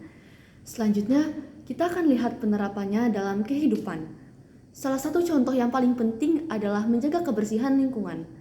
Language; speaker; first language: Indonesian; native; Indonesian